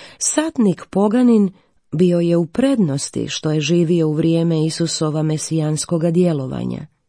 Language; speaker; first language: Croatian; native; Croatian